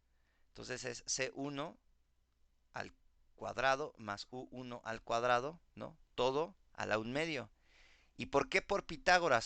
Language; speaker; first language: Spanish; native; Spanish